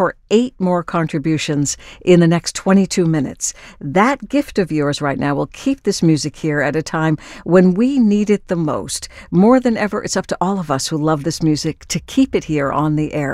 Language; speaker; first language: English; native; English